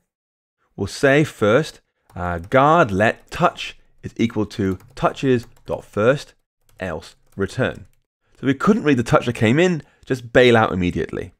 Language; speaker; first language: English; native; English